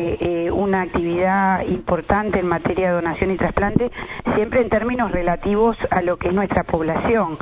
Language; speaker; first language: Spanish; native; Spanish